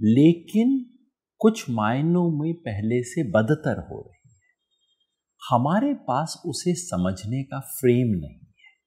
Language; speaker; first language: Hindi; native; Hindi